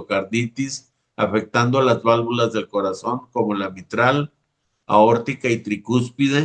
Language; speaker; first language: Spanish; native; Spanish